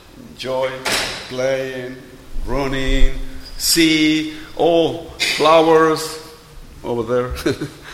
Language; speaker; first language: English; non-native, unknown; Spanish